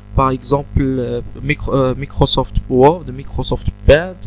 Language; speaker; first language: French; non-native, local second language; Arabic